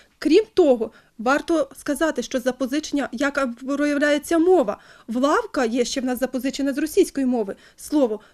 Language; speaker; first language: Ukrainian; native; Ukrainian